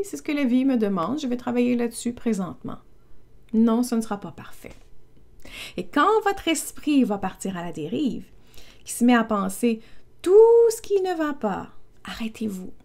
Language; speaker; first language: French; native; French